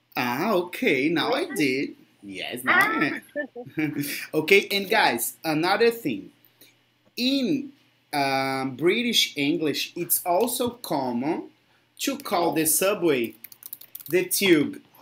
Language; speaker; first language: English; non-native, fluent; Portuguese